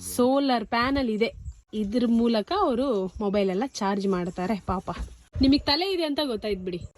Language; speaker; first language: Kannada; non-native, local second language; Tulu